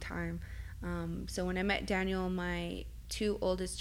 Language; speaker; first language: English; early bilingual, other home language; Spanish